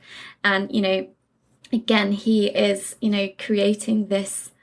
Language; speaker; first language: English; native; English